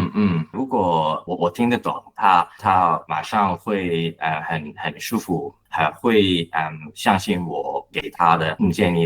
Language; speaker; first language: Chinese; non-native, learner; Cantonese